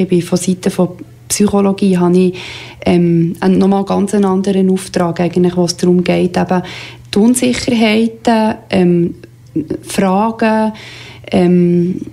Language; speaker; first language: German; native; German